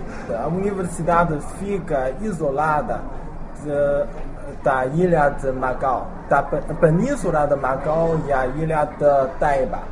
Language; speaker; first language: Portuguese; non-native, learner; Chinese